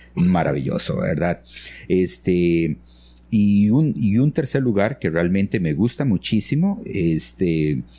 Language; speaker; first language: Spanish; native; Spanish